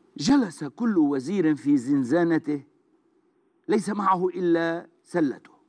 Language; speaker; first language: Arabic; non-native, fluent; Turkish